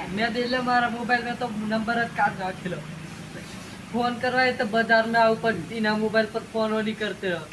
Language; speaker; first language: Gujarati; non-native, local second language; Rathawi